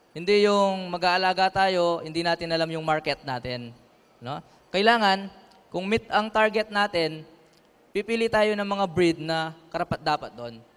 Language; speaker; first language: Filipino; native; Filipino